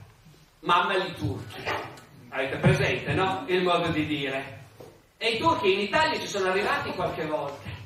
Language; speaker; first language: Italian; native; Italian